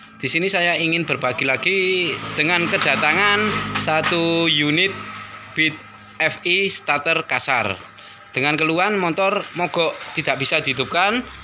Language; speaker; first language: Indonesian; non-native, local second language; Javanese